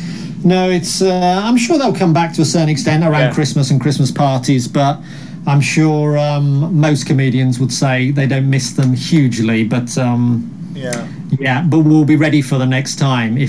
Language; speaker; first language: English; native; English